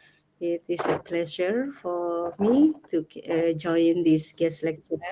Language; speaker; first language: English; non-native, learner; Indonesian